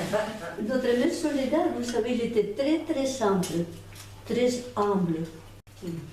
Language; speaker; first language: French; non-native, fluent; Spanish